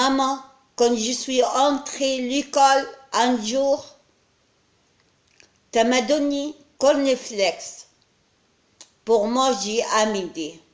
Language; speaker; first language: French; non-native, learner; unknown